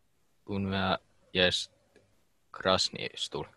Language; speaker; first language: Russian; non-native, learner; Finnish